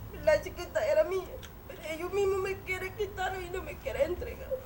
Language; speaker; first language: Spanish; non-native, local second language; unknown